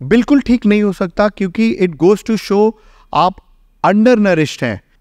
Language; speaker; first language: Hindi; native; Hindi